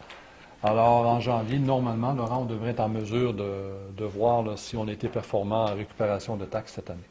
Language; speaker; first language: French; native; French